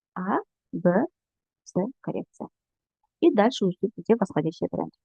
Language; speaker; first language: Russian; non-native, local second language; Kazakh